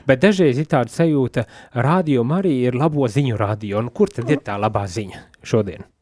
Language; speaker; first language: Latvian; native; Latvian